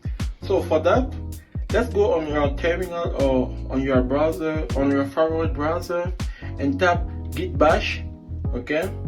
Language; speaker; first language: English; non-native, fluent; French